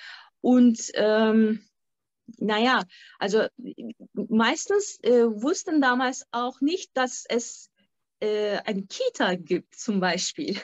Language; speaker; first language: German; non-native, fluent; Turkish